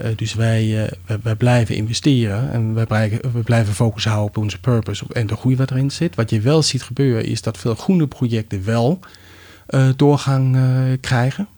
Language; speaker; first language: Dutch; non-native, fluent; Danish